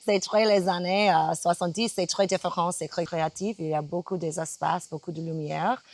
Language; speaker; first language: French; non-native, fluent; English